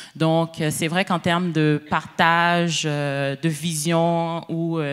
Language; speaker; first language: French; native; French